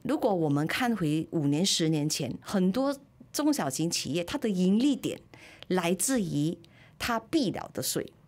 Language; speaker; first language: Chinese; native; Chinese